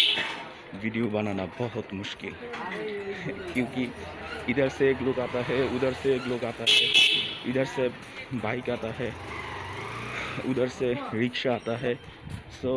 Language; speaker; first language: Hindi; non-native, learner; Bangla